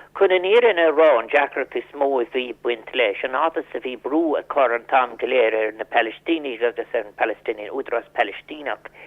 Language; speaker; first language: Irish; non-native, local second language; English